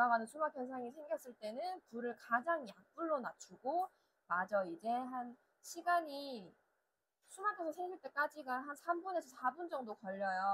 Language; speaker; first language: Korean; native; Korean